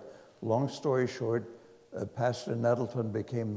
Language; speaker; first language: English; non-native, fluent; German